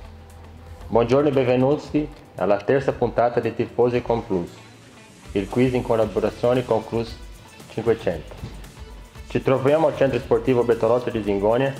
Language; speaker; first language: Italian; non-native, fluent; Portuguese